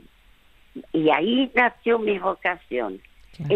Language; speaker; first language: Spanish; early bilingual, other home language; French